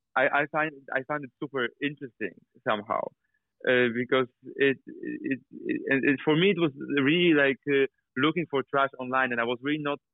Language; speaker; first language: English; non-native, fluent; Polish